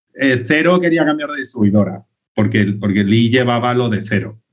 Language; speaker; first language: Spanish; native; Spanish